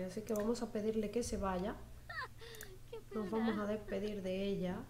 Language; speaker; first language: Spanish; native; Spanish